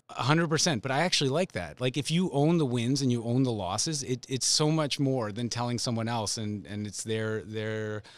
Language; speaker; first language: English; native; English